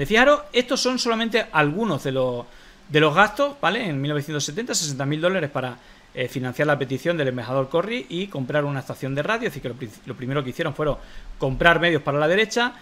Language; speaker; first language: Spanish; native; Spanish